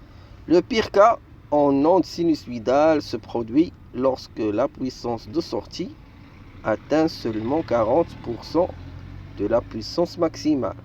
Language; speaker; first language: French; non-native, local second language; Arabic